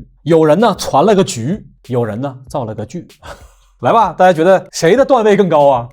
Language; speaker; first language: Chinese; native; Chinese